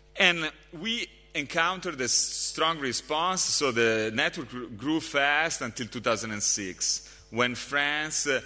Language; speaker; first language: English; non-native, fluent; Italian